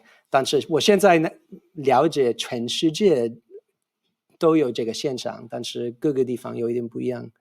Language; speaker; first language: Chinese; non-native, fluent; English